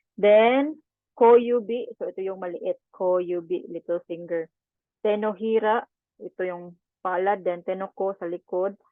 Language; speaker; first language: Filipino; non-native, local second language; Cebuano